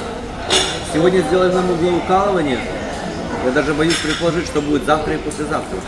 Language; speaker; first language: Russian; native; Russian